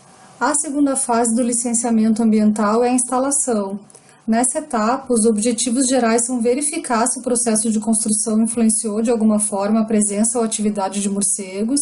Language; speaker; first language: Portuguese; native; Portuguese